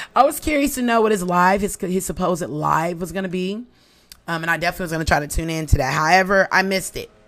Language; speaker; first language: English; native; English